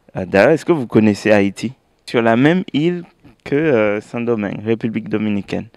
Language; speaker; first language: French; native; French